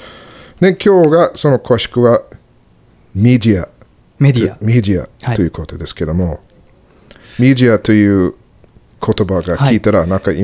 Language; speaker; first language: Japanese; non-native, learner; English